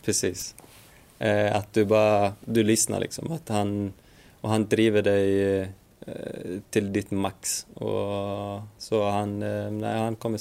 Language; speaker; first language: Swedish; non-native, fluent; Icelandic